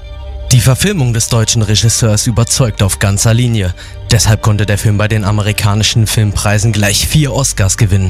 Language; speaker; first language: German; native; German